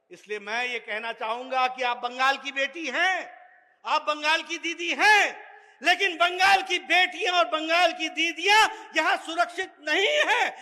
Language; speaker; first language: Hindi; native; Hindi